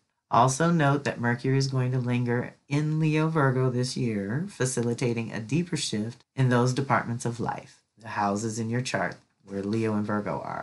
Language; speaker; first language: English; native; English